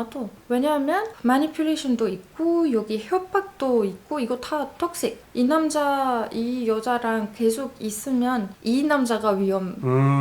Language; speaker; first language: Korean; non-native, fluent; Arabic